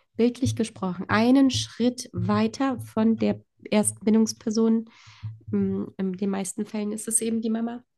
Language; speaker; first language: German; early bilingual, other home language; Polish